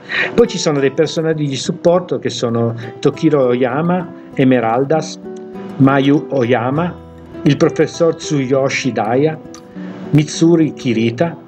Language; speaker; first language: Italian; native; Italian